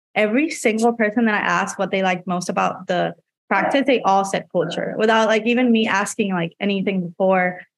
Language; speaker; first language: English; non-native, fluent; Spanish